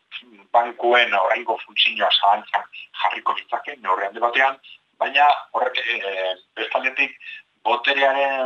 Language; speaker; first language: Basque; native; Basque